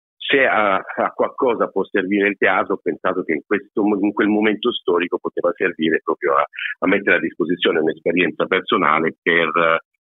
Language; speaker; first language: Italian; native; Italian